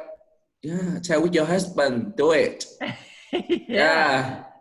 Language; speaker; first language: English; non-native, learner; Vietnamese